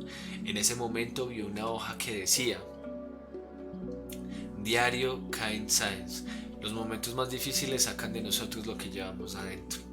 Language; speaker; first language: Spanish; native; Spanish